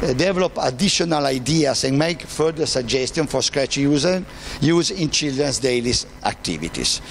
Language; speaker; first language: English; non-native, fluent; Italian